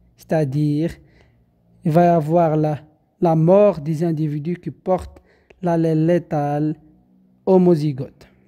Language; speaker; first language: French; non-native, local second language; Arabic